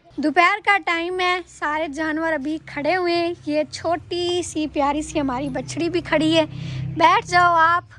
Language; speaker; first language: Urdu; non-native, local second language; Punjabi